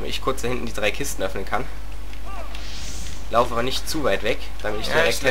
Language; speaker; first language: German; native; German